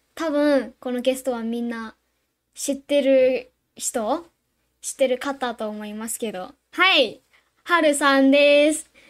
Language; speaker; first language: Japanese; non-native, fluent; Burmese